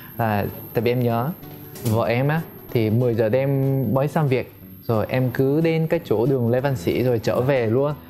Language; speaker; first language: Vietnamese; non-native, fluent; Korean